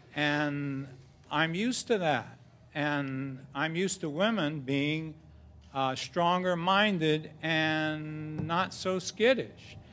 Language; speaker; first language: English; native; English